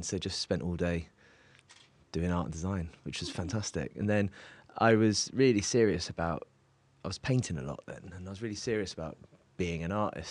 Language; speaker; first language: English; native; English